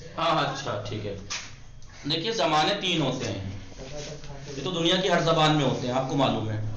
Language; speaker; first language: Urdu; native; Urdu